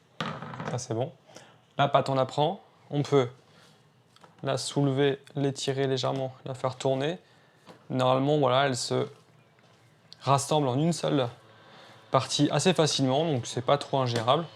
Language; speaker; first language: French; native; French